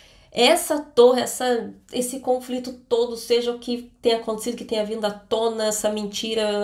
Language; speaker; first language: Portuguese; native; Portuguese